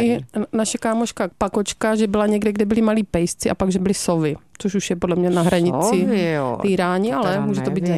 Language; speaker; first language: Czech; native; Czech